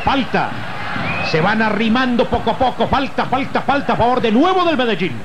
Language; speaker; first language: Spanish; native; Spanish